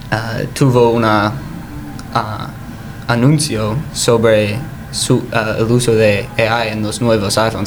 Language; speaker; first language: Spanish; non-native, fluent; English